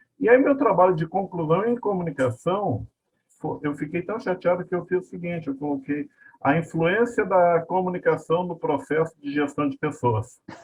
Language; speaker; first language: Portuguese; native; Portuguese